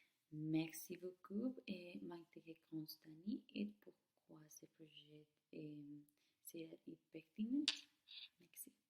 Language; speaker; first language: French; non-native, learner; Spanish